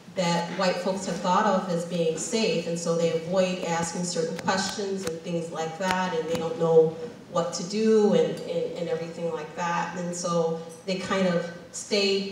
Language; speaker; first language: English; native; English